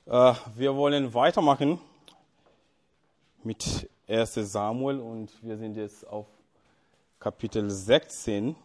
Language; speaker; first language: German; non-native, fluent; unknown